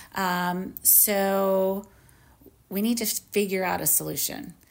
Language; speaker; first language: English; native; English